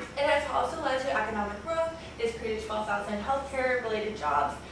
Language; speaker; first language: English; native; English